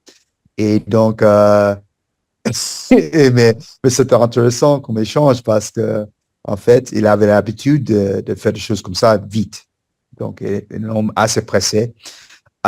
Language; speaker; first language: French; non-native, fluent; English